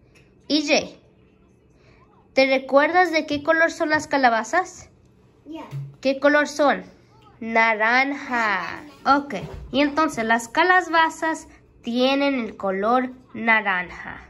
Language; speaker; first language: Spanish; early bilingual, heritage; Spanish